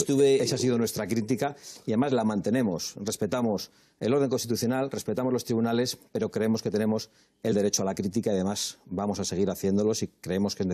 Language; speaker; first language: Spanish; native; Spanish